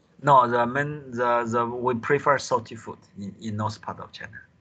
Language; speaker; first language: English; non-native, local second language; Chinese